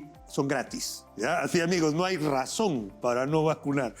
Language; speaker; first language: Spanish; native; Spanish